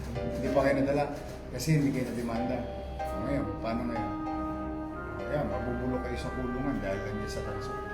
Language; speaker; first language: Filipino; native; Filipino